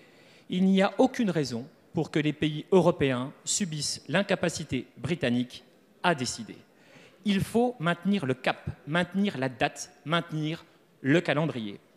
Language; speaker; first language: French; native; French